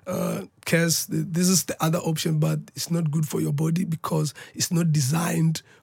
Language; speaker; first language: English; non-native, local second language; Northern Sotho